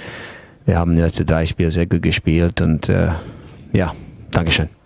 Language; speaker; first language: German; non-native, fluent; English